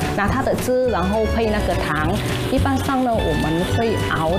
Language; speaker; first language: Chinese; non-native, fluent; Vietnamese